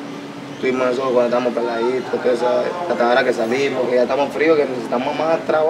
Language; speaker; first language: Spanish; native; Spanish